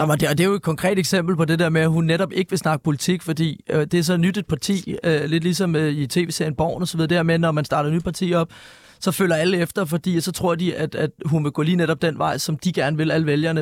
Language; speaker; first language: Danish; native; Danish